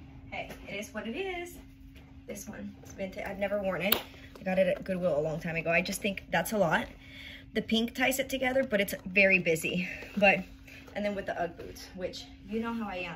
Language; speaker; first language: English; early bilingual, other home language; Spanish